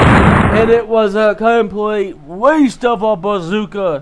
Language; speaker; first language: English; native; English